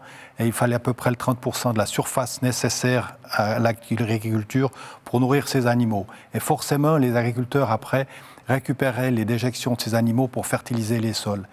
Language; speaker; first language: French; native; French